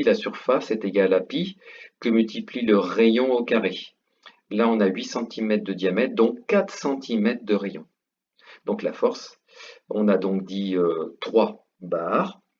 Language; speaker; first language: French; native; French